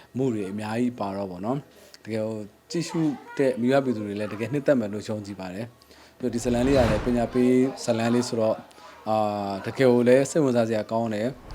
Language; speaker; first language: Burmese; native; Burmese